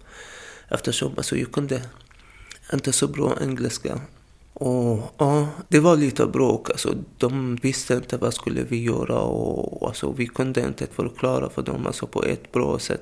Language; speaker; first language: Swedish; non-native, fluent; Arabic